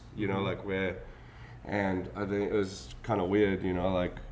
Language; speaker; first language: English; native; English